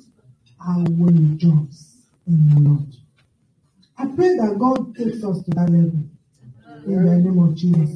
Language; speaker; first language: English; non-native, local second language; Yoruba